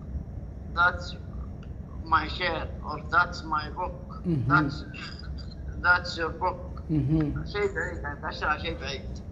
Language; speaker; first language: English; non-native, learner; Arabic